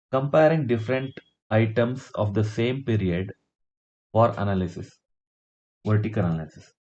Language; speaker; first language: English; non-native, local second language; Kannada